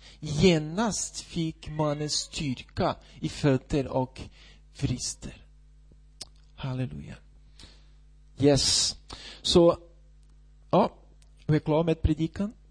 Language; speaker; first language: Swedish; non-native, fluent; Portuguese